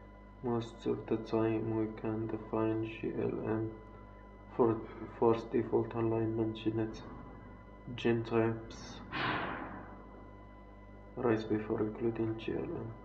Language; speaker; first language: English; non-native, fluent; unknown